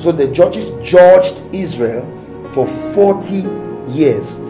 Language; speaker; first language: English; native; English